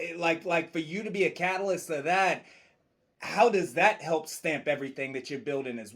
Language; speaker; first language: English; native; English